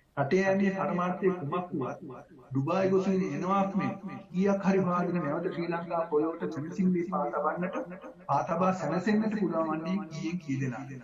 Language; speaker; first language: Sinhala; native; Sinhala